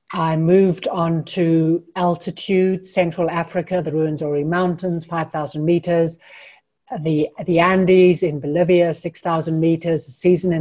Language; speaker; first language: English; native; English